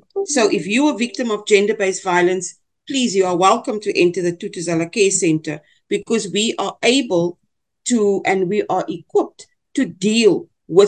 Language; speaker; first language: English; non-native, local second language; Afrikaans